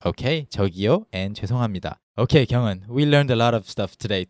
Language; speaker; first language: English; non-native, fluent; Korean